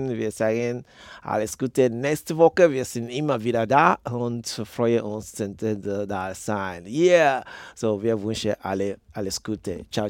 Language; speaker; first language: German; non-native, learner; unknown